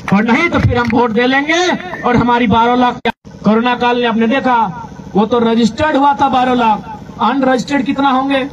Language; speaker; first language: Hindi; native; Hindi